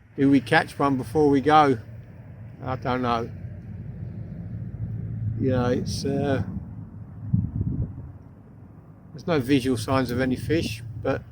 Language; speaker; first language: English; native; English